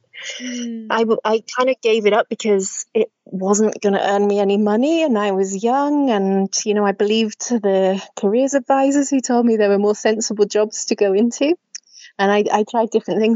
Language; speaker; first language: English; native; English